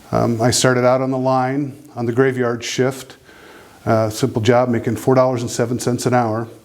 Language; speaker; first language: English; native; English